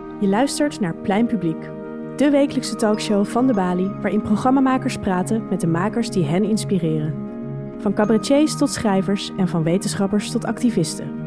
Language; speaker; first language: Dutch; native; Dutch